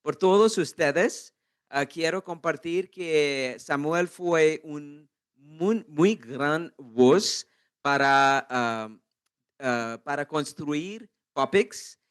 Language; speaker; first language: Spanish; non-native, learner; English